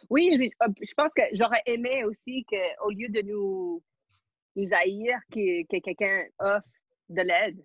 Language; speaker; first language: French; non-native, fluent; English